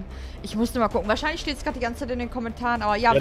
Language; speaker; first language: German; native; German